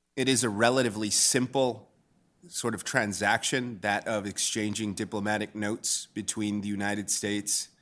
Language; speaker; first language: English; non-native, fluent; Spanish